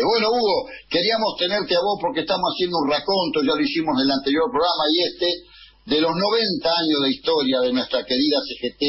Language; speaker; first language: Spanish; native; Spanish